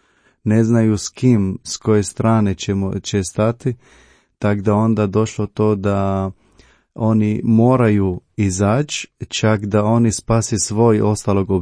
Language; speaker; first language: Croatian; non-native, learner; Arabic